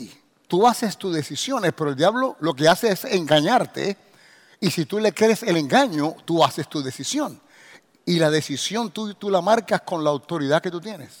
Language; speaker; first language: Spanish; native; Spanish